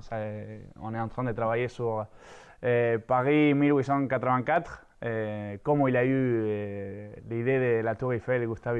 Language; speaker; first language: French; non-native, fluent; Spanish